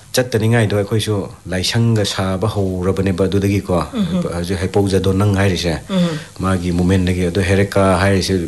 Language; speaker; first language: Manipuri; non-native, local second language; Rongmei Naga